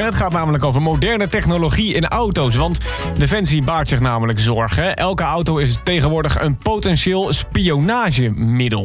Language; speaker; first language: Dutch; native; Dutch